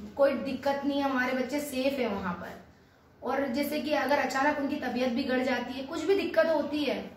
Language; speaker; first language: Hindi; native; Hindi